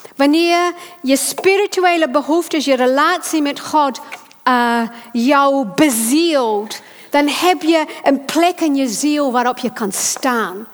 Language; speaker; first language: Dutch; non-native, fluent; English